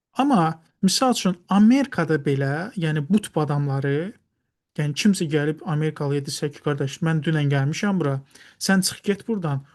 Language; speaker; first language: Azerbaijani; non-native, local second language; Talysh